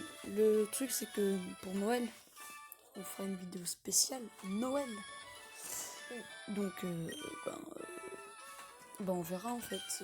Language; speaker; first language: French; native; French